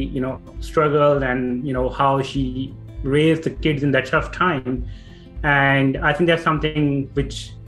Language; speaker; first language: English; non-native, local second language; Punjabi